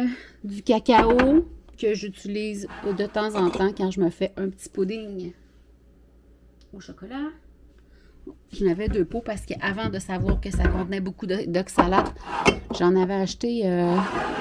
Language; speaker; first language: French; native; French